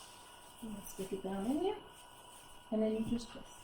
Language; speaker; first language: English; native; English